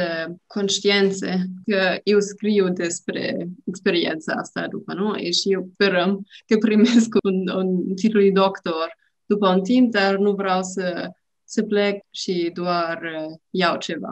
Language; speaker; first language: Romanian; non-native, learner; German